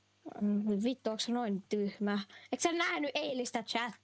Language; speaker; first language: Finnish; native; Finnish